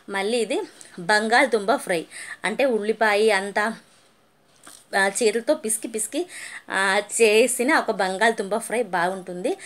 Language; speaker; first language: Telugu; non-native, learner; Malayalam